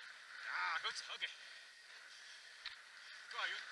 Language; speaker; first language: Dutch; native; Dutch